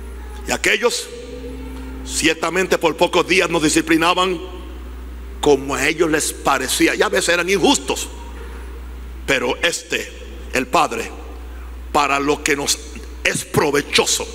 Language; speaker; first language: Spanish; native; Spanish